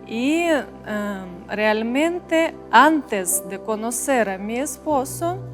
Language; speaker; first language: Spanish; non-native, fluent; Russian